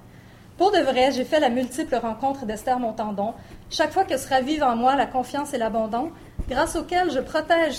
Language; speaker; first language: French; native; French